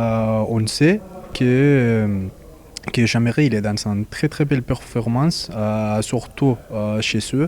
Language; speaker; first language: French; non-native, fluent; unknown